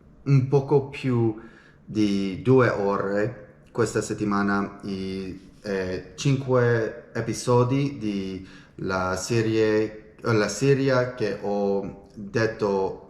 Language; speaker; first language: Italian; non-native, learner; English